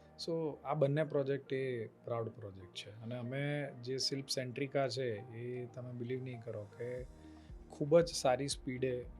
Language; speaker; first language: Gujarati; native; Gujarati